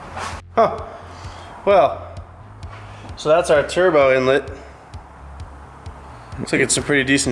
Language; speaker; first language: English; native; English